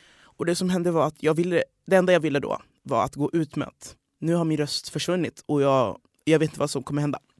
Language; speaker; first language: Swedish; non-native, fluent; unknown